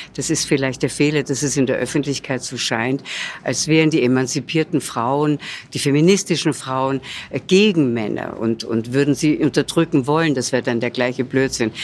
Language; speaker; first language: German; native; German